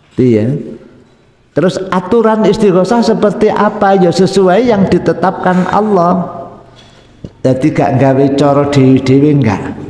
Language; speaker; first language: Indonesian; native; Indonesian